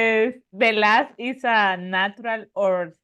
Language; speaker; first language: English; non-native, learner; Spanish